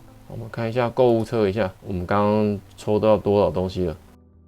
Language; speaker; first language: Chinese; native; Chinese